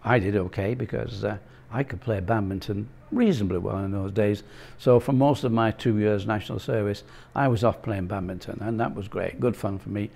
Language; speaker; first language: English; native; English